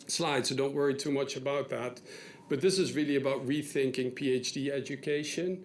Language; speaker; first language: English; non-native, fluent; Dutch